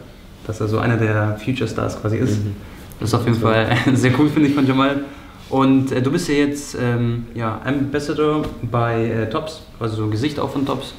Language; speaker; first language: German; native; German